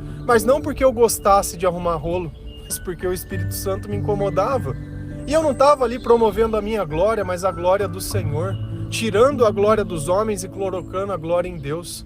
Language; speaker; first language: Portuguese; native; Portuguese